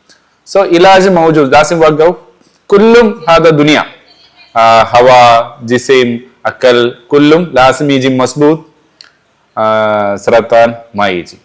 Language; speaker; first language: Arabic; non-native, learner; Malayalam